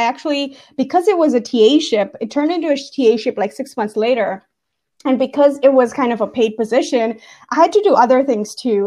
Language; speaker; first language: English; non-native, local second language; Gujarati